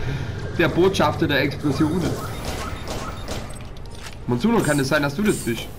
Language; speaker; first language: German; native; German